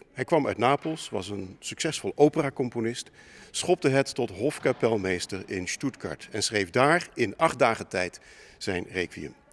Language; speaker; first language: Dutch; native; Dutch